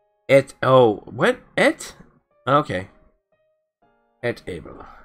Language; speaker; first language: English; native; English